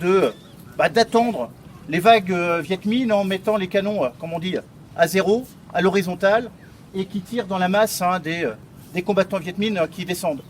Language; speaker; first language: French; native; French